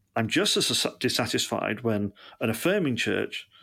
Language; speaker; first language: English; native; English